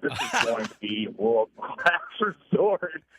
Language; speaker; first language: English; native; English